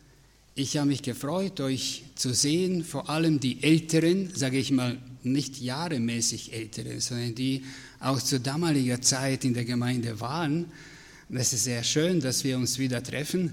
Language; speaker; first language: German; non-native, fluent; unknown